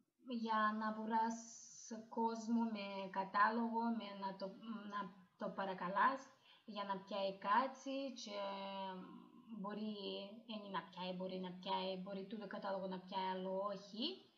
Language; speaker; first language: Greek; non-native, learner; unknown